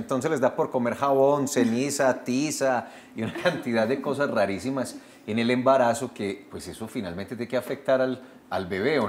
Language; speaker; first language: Spanish; native; Spanish